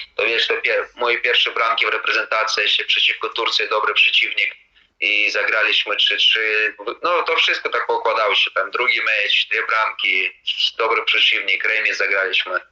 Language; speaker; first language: Polish; non-native, fluent; Latvian